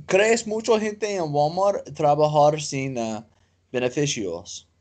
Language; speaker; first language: Spanish; non-native, learner; English